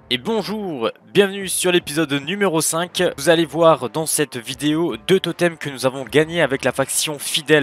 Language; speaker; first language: French; native; French